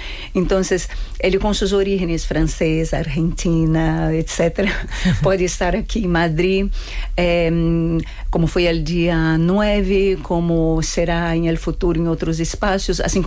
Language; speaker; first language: Spanish; non-native, fluent; Portuguese